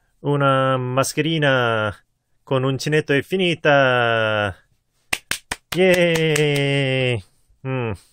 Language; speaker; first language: Italian; non-native, learner; Korean